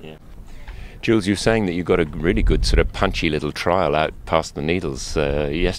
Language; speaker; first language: English; native; English